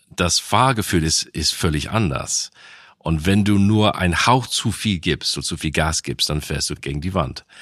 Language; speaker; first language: German; non-native, fluent; English